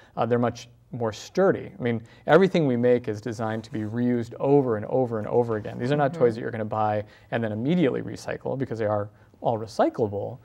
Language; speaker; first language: English; native; English